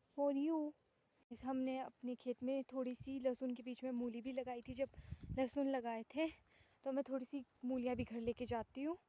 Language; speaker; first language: Hindi; native; Hindi